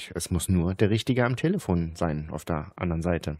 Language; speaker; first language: German; native; German